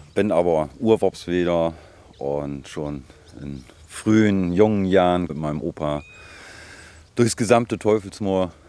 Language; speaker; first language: German; native; German